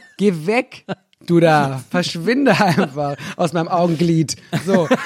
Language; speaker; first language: German; native; German